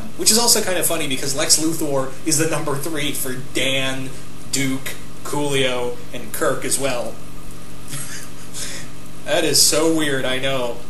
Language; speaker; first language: English; native; English